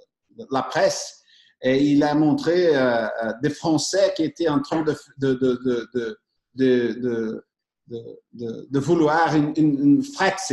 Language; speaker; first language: French; non-native, fluent; Portuguese